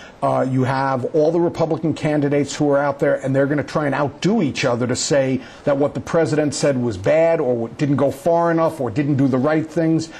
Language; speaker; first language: English; native; English